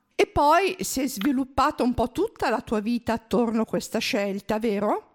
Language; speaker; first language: Italian; native; Italian